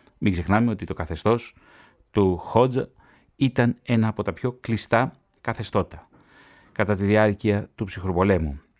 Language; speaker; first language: Greek; native; Greek